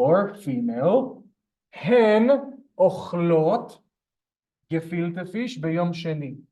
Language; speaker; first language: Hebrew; non-native, fluent; English